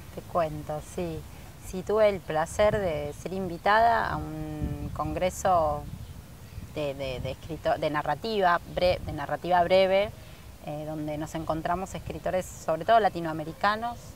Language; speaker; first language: Spanish; native; Spanish